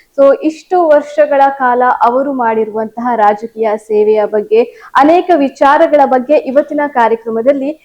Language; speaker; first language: Kannada; native; Kannada